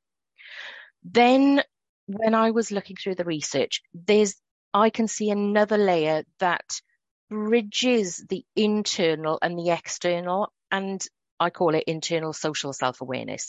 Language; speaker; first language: English; native; English